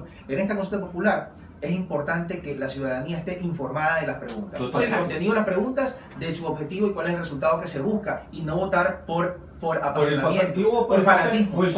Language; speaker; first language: Spanish; native; Spanish